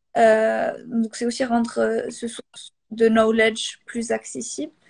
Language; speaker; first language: French; non-native, local second language; Arabic